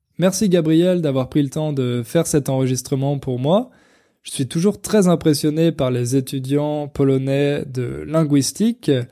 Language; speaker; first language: French; native; French